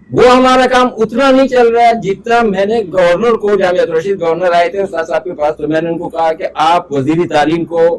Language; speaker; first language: Urdu; non-native, local second language; Pashto